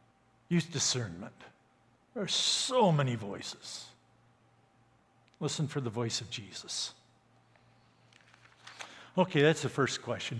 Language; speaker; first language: English; native; English